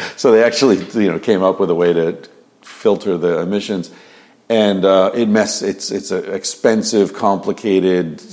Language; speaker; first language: English; native; English